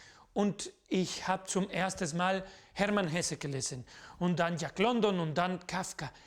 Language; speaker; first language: German; non-native, fluent; Spanish